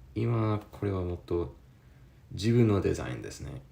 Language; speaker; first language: Japanese; non-native, learner; English